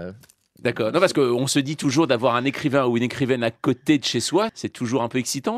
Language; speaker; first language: French; native; French